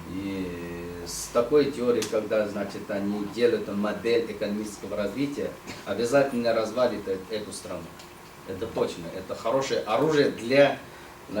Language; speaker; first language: Russian; non-native, fluent; Chinese